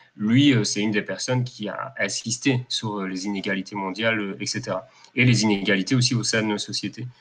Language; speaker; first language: French; native; French